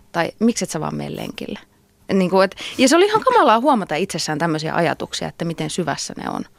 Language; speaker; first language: Finnish; native; Finnish